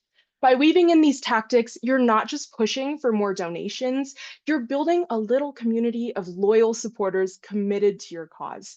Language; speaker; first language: English; native; English